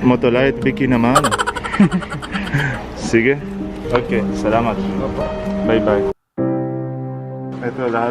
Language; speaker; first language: Filipino; non-native, learner; Arabic